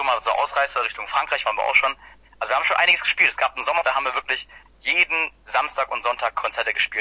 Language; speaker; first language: German; native; German